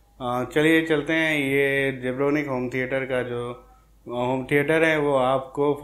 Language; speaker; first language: Hindi; native; Hindi